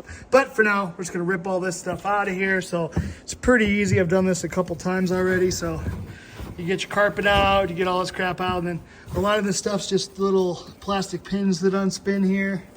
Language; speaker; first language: English; native; English